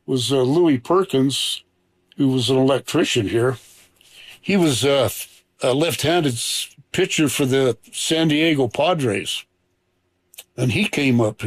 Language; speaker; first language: English; native; English